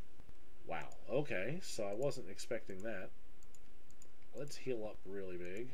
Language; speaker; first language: English; native; English